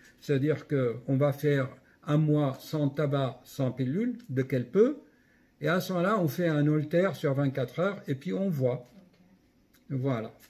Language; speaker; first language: French; native; French